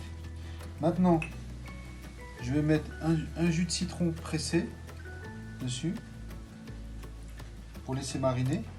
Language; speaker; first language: French; native; French